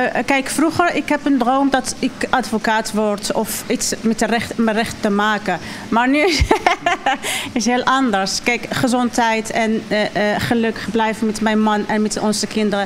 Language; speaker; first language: Dutch; non-native, learner; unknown